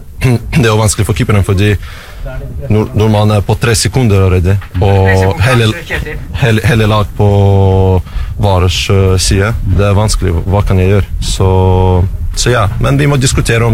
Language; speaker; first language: Norwegian; non-native, learner; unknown